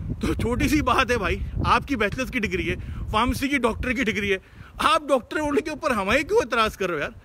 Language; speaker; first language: Urdu; native; Urdu